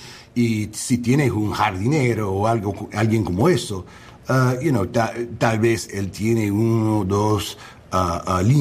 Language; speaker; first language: Spanish; non-native, learner; English